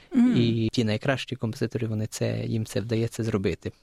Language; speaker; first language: Ukrainian; early bilingual, other home language; English